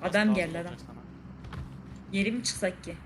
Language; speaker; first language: Turkish; native; Turkish